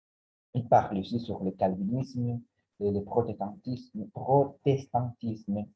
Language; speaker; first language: French; non-native, learner; Spanish